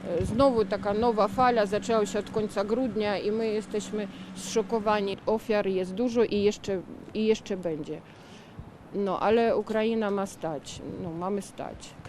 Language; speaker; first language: Polish; non-native, learner; Ukrainian